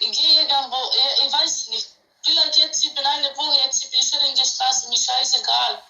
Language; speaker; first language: German; non-native, learner; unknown